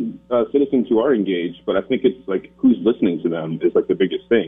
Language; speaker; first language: English; native; English